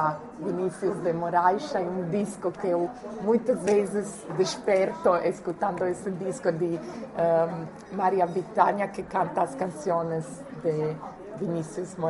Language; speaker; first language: Portuguese; non-native, fluent; Croatian